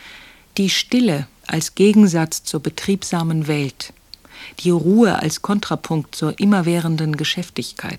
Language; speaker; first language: German; native; German